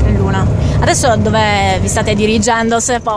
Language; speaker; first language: Italian; native; Italian